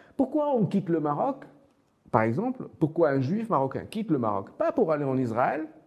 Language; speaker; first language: French; non-native, local second language; Arabic